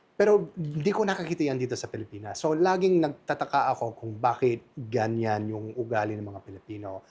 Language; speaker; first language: Filipino; non-native, fluent; English